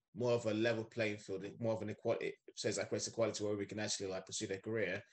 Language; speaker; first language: English; non-native, local second language; Yoruba